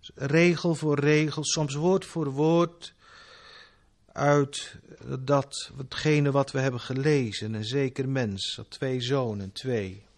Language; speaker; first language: Dutch; native; Dutch